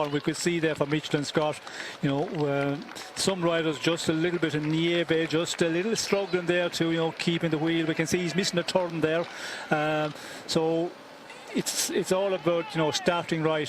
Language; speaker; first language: English; native; English